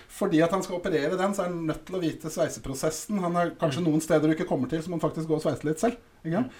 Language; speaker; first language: Norwegian; native; Norwegian